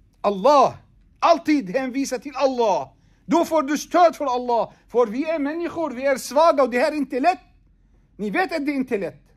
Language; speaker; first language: Swedish; non-native, fluent; Arabic